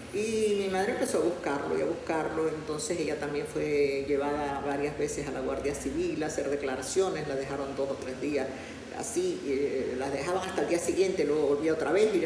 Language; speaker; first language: Spanish; native; Spanish